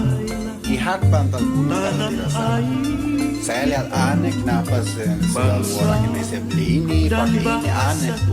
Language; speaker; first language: Indonesian; non-native, fluent; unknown